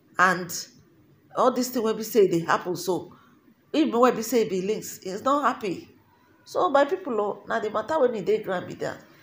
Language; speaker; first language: Nigerian Pidgin; native; Nigerian Pidgin